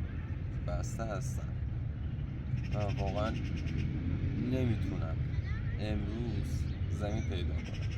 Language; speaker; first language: Persian; native; Persian